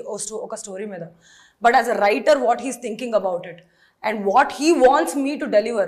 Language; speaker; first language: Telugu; native; Telugu